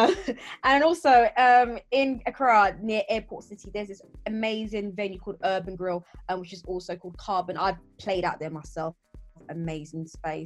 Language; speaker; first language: English; native; English